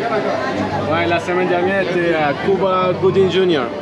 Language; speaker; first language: French; non-native, fluent; Spanish